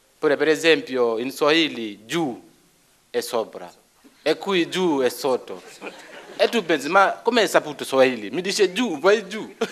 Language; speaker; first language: Italian; non-native, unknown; Luo (Kenya and Tanzania)